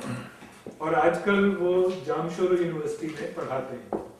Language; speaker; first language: Hindi; non-native, local second language; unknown